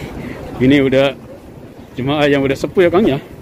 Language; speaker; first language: Indonesian; non-native, local second language; Javanese